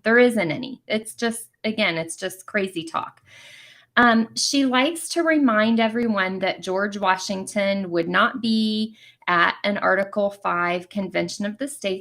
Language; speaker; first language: English; native; English